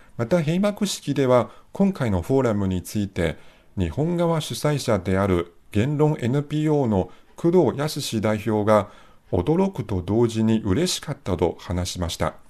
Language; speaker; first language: Japanese; non-native, fluent; Chinese